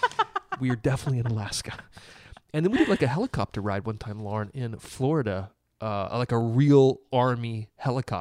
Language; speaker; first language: English; native; English